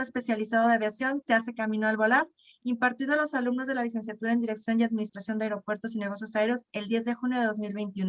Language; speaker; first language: Spanish; native; Spanish